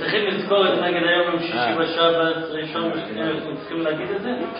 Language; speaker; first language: Hebrew; non-native, learner; English